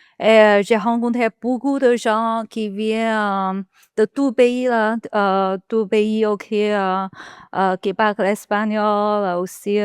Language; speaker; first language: French; non-native, learner; Chinese